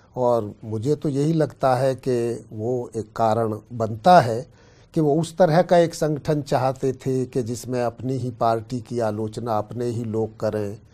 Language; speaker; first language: Hindi; native; Hindi